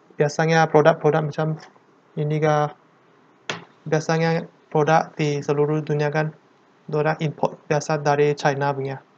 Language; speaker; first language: Malay; non-native, local second language; Chinese